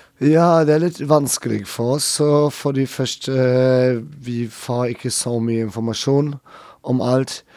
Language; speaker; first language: Norwegian; non-native, learner; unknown